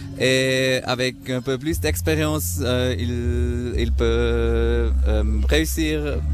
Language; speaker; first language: French; non-native, local second language; German